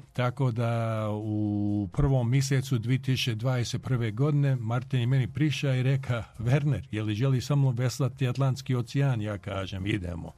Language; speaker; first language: Croatian; early bilingual, heritage; Croatian